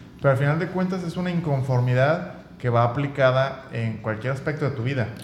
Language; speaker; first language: Spanish; native; Spanish